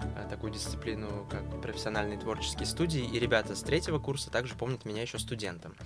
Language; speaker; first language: Russian; native; Russian